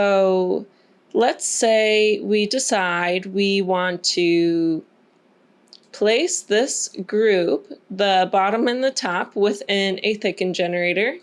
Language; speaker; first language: English; native; English